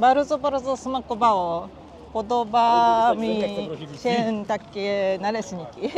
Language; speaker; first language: Polish; non-native, learner; Japanese